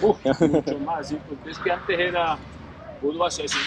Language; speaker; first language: Spanish; native; Spanish